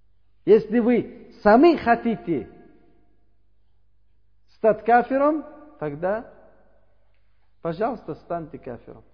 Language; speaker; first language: Russian; non-native, learner; Uzbek